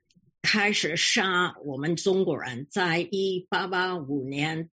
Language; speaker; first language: Chinese; early bilingual, heritage; English